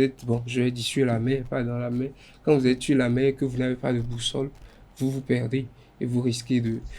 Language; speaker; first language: French; non-native, local second language; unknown